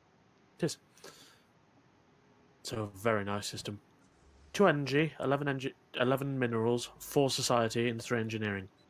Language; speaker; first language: English; native; English